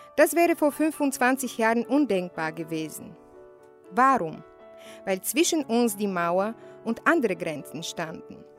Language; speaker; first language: German; native; German